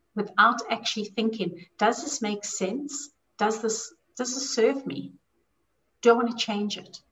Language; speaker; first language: English; native; English